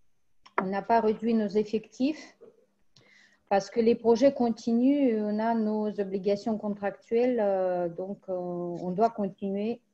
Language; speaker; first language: French; non-native, fluent; Russian